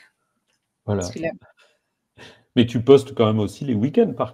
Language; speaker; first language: French; native; French